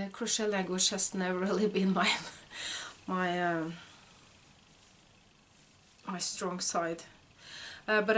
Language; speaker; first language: English; non-native, fluent; Norwegian